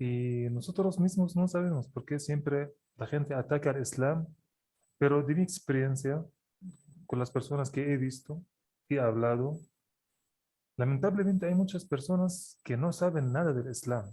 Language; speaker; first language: Spanish; non-native, fluent; Arabic